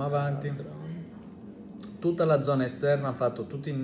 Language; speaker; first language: Italian; native; Italian